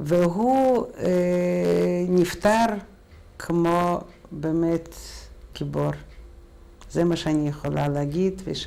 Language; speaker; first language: Hebrew; non-native, fluent; Russian